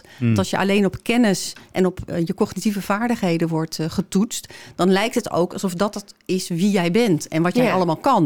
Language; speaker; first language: Dutch; native; Dutch